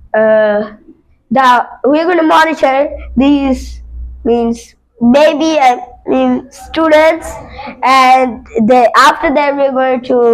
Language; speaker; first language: English; non-native, learner; Bangla